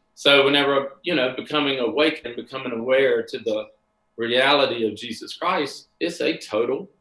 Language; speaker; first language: English; native; English